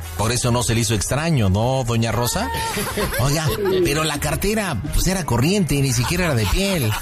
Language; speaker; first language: Spanish; native; Spanish